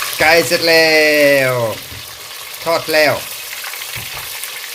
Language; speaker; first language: Thai; non-native, learner; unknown